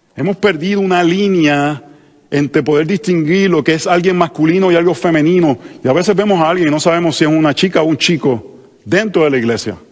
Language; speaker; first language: Spanish; native; Spanish